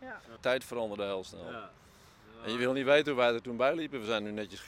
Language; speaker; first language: Dutch; native; Dutch